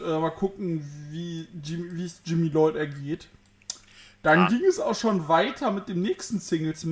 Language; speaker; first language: German; native; German